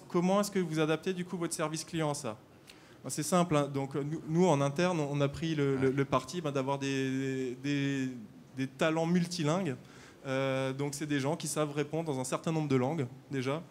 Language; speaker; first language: French; native; French